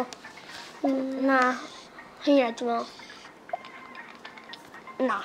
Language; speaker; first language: Welsh; native; Welsh